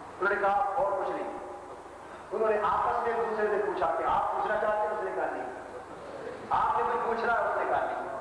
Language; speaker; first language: Urdu; non-native, local second language; Punjabi